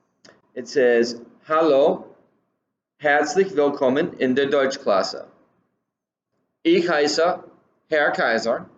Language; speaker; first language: German; non-native, fluent; English